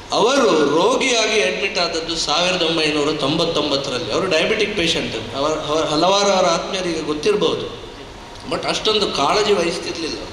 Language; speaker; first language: Kannada; non-native, local second language; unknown